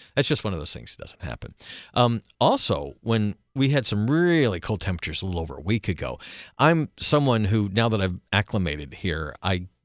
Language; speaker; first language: English; native; English